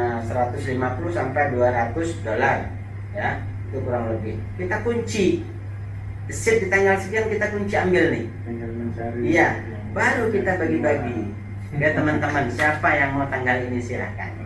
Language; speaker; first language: Indonesian; native; Indonesian